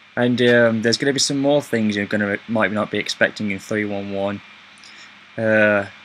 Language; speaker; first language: English; native; English